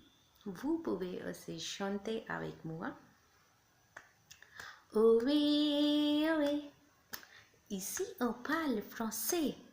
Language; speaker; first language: French; non-native, learner; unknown